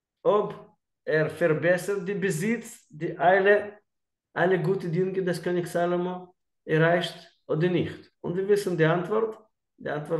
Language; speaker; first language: German; non-native, learner; Russian